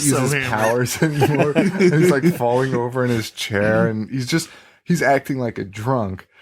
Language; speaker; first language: English; native; English